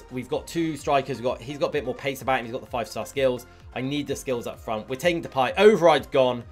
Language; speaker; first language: English; native; English